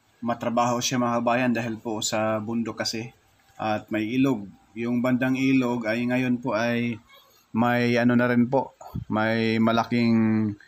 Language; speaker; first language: Filipino; native; Filipino